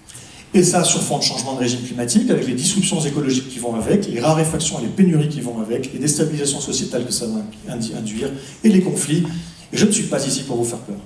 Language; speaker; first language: French; native; French